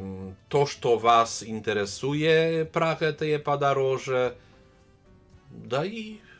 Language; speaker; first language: Polish; non-native, learner; Belarusian